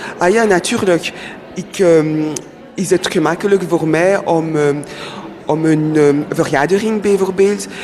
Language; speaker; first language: Dutch; non-native, local second language; French